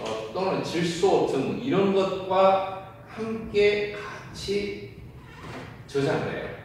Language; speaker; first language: Korean; native; Korean